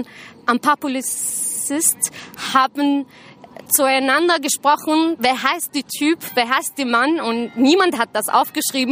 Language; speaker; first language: German; non-native, learner; Arabic